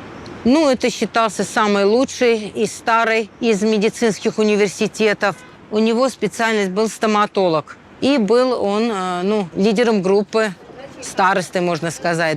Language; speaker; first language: Russian; native; Russian